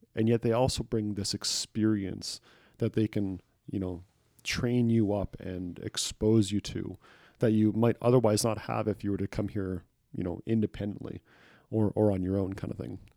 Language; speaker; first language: English; native; English